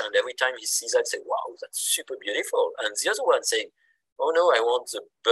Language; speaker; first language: English; non-native, fluent; French